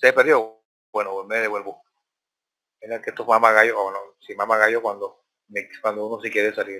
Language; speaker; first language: Spanish; native; Spanish